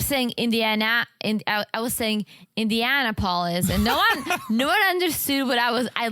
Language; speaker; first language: English; native; English